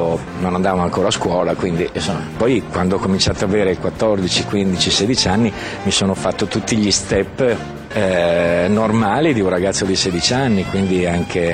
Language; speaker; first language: Italian; native; Italian